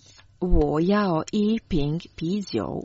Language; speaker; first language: Chinese; non-native, learner; Croatian